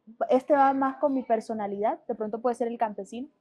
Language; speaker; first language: Spanish; native; Spanish